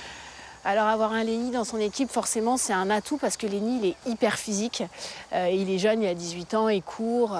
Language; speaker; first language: French; native; French